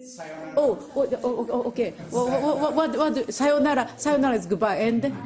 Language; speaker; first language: English; non-native, learner; Japanese